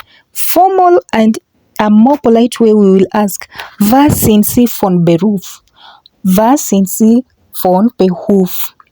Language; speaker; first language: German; non-native, fluent; English